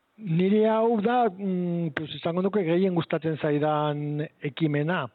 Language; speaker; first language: Basque; native; Basque